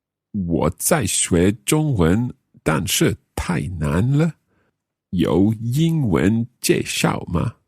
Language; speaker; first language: Chinese; non-native, learner; English